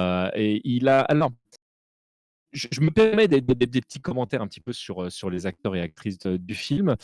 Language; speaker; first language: French; native; French